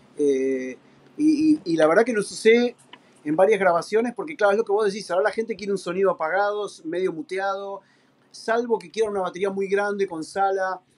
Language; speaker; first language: Spanish; native; Spanish